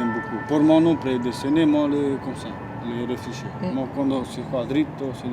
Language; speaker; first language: French; non-native, learner; Romanian